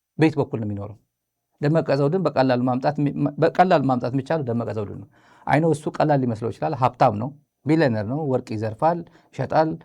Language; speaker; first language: Amharic; native; Amharic